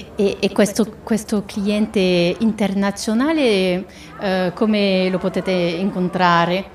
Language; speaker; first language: Italian; non-native, fluent; French